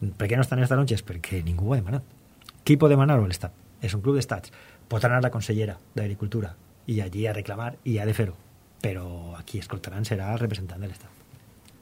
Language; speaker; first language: Catalan; non-native, local second language; Spanish